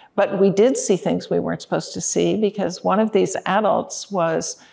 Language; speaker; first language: English; native; English